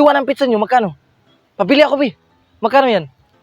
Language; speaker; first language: Filipino; non-native, local second language; Cebuano